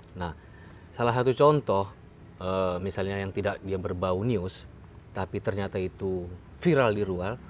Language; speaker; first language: Indonesian; native; Indonesian